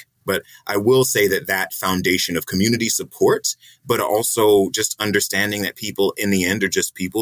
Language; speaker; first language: English; native; English